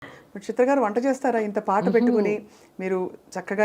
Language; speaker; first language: Telugu; native; Telugu